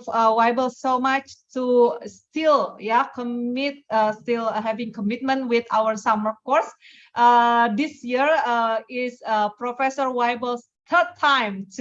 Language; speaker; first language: English; non-native, fluent; Indonesian